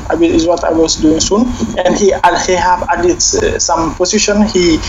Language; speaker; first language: English; non-native, fluent; Serer